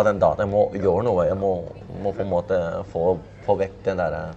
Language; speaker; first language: Norwegian; non-native, fluent; Filipino